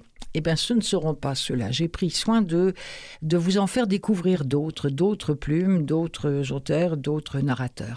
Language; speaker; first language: French; native; French